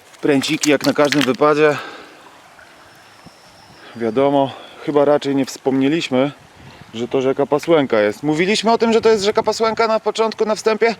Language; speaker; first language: Polish; native; Polish